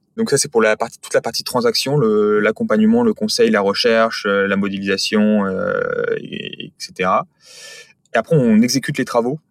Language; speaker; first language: French; native; French